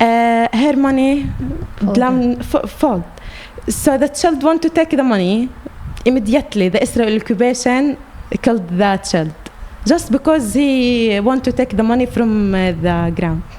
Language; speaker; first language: English; non-native, learner; Arabic